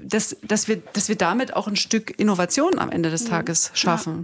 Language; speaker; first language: German; native; German